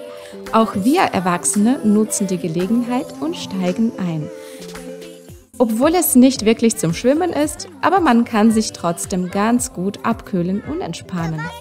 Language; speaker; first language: German; non-native, fluent; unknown